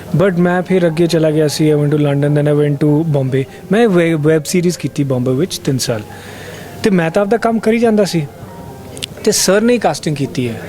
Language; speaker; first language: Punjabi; native; Punjabi